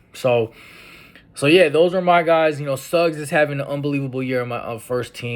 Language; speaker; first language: English; native; English